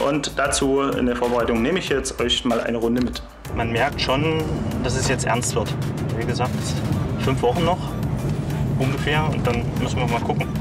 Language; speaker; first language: German; native; German